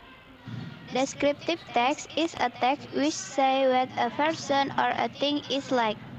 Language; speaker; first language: English; non-native, learner; Indonesian